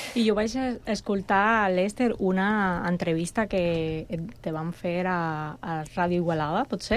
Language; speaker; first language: Catalan; non-native, fluent; Spanish